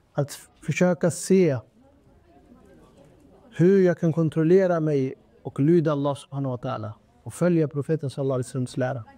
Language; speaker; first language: Swedish; non-native, fluent; Urdu